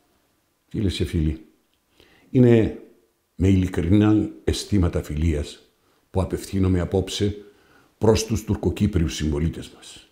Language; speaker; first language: Greek; native; Greek